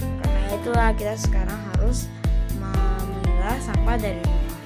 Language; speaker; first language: Indonesian; native; Indonesian